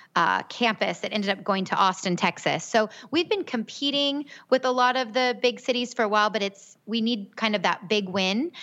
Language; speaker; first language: English; native; English